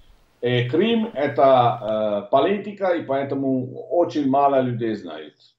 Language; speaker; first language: Russian; non-native, learner; Italian